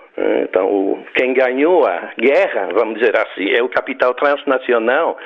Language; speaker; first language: Portuguese; non-native, fluent; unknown